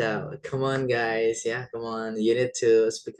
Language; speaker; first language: English; non-native, fluent; Indonesian